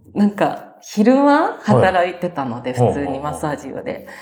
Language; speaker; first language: Japanese; native; Japanese